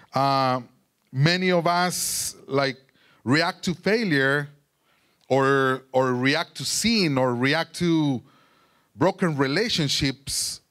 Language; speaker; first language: English; non-native, fluent; Spanish